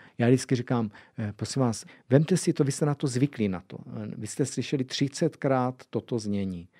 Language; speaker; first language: Czech; native; Czech